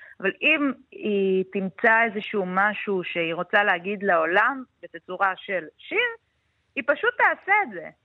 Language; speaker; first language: Hebrew; native; Hebrew